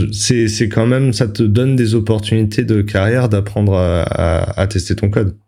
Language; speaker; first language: French; native; French